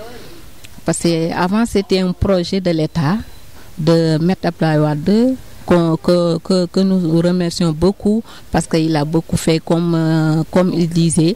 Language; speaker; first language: French; non-native, local second language; Wolof